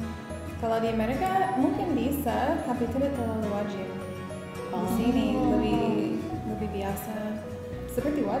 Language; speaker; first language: Indonesian; non-native, fluent; English